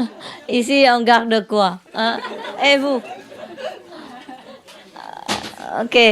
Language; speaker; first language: French; non-native, learner; Vietnamese